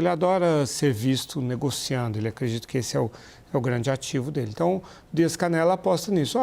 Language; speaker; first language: Portuguese; native; Portuguese